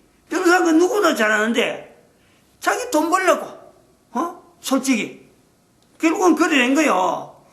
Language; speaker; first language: Korean; native; Korean